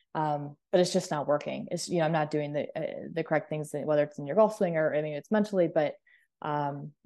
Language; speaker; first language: English; native; English